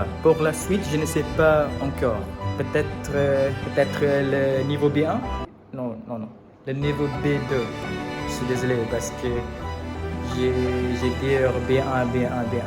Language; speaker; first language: French; non-native, learner; Malay